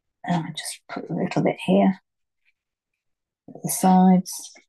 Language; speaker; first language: English; native; English